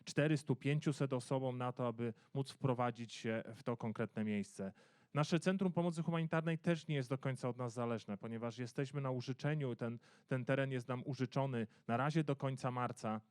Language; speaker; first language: Polish; native; Polish